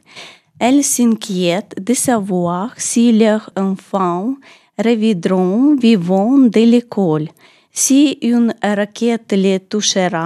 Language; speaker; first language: French; non-native, learner; Ukrainian